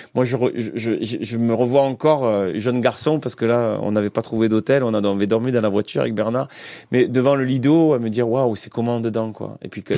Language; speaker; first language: French; native; French